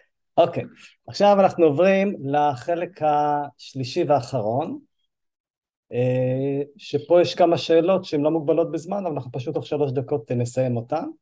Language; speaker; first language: Hebrew; native; Hebrew